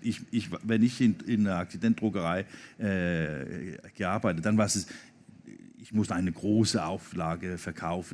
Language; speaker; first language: German; non-native, learner; Danish